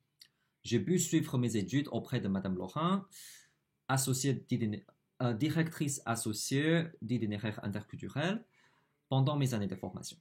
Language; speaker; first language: French; non-native, fluent; Chinese